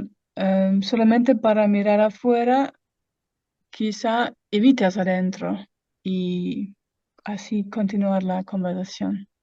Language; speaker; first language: Spanish; non-native, fluent; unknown